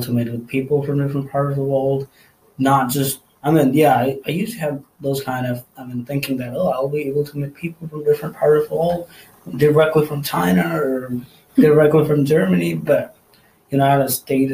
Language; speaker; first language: English; non-native, local second language; Nepali